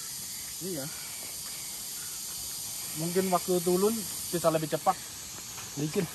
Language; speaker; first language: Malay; non-native, fluent; Chinese